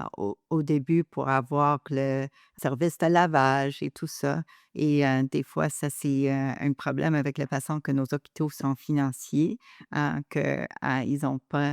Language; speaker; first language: French; non-native, local second language; English